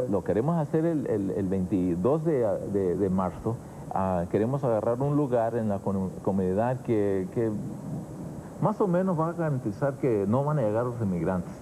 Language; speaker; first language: Spanish; early bilingual, other home language; English